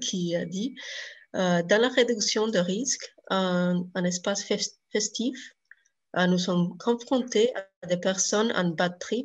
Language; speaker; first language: French; non-native, fluent; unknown